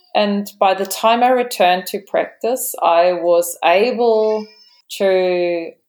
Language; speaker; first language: English; non-native, fluent; German